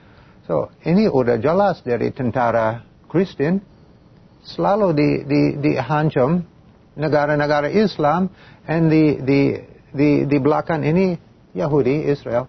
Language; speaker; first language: Indonesian; non-native, fluent; English